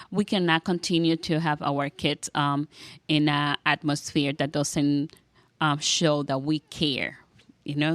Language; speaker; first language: English; non-native, fluent; Spanish